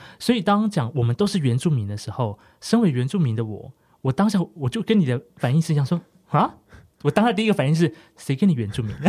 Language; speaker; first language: Chinese; non-native, local second language; Amis